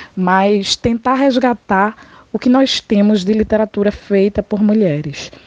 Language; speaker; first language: Portuguese; native; Portuguese